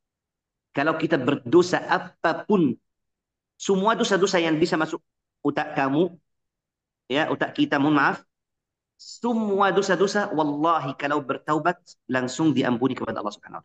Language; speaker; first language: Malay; non-native, fluent; Arabic